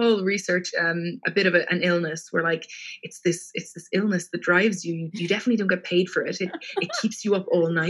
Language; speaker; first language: English; native; English